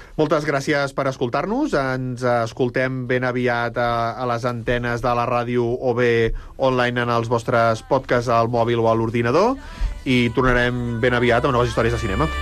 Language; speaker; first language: Catalan; native; Catalan